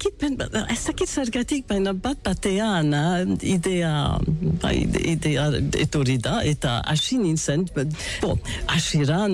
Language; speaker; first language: Basque; non-native, local second language; English